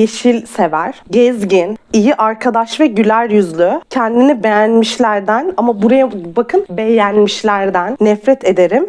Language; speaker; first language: Turkish; native; Turkish